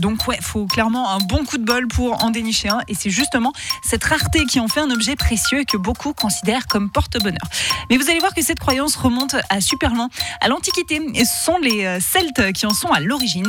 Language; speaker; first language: French; native; French